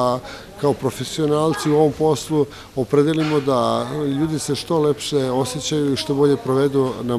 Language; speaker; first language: Croatian; native; Croatian